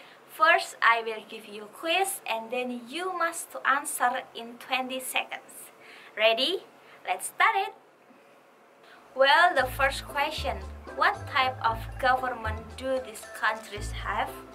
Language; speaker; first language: English; non-native, fluent; Indonesian